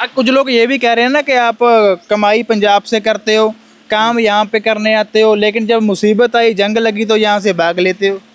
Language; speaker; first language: Hindi; non-native, local second language; Punjabi